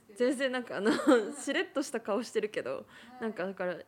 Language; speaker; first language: Japanese; native; Japanese